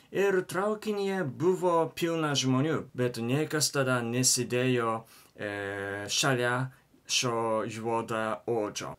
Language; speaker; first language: Lithuanian; non-native, learner; Japanese